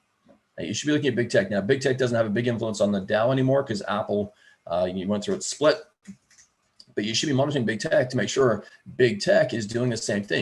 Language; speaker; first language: English; native; English